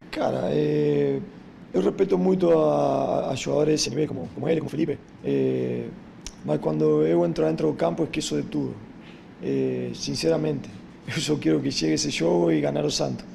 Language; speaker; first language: Portuguese; non-native, fluent; Spanish